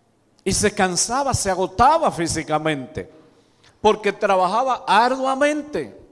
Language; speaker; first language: Spanish; native; Spanish